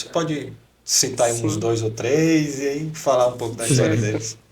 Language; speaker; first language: Portuguese; native; Portuguese